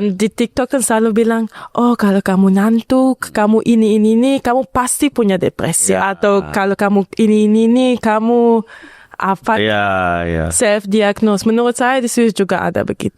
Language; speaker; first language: Indonesian; early bilingual, heritage; Indonesian